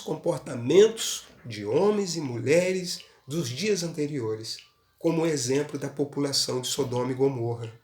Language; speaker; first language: Portuguese; native; Portuguese